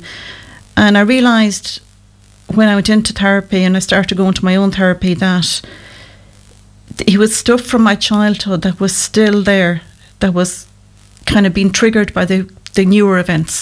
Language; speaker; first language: English; native; English